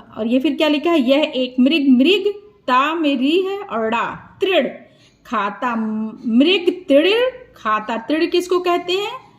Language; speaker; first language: Hindi; native; Hindi